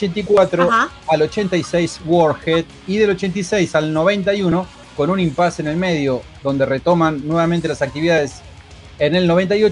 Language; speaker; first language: Spanish; native; Spanish